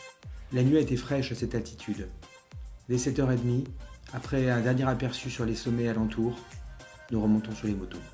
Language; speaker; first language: French; native; French